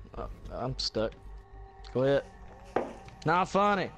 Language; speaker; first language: English; native; English